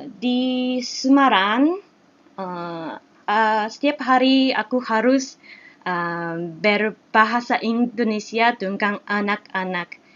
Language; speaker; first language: Indonesian; non-native, learner; Japanese